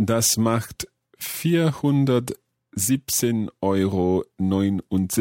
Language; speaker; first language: German; non-native, learner; English